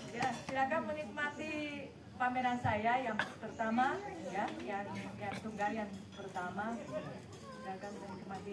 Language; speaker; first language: Indonesian; non-native, learner; Japanese